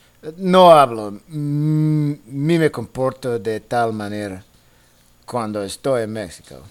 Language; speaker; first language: Spanish; non-native, learner; English